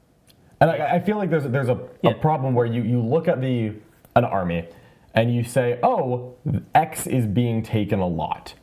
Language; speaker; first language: English; native; English